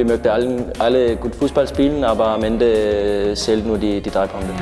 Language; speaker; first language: German; non-native, learner; Danish